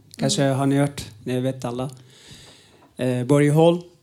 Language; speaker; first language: Swedish; non-native, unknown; Uzbek